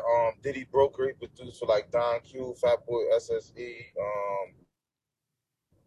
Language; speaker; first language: English; native; English